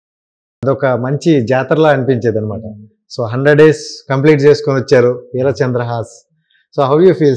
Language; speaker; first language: Telugu; native; Telugu